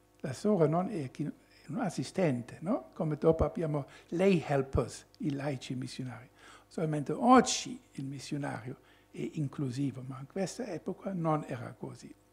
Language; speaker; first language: Italian; non-native, fluent; German